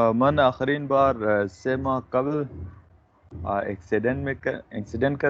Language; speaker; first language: Persian; non-native, learner; Urdu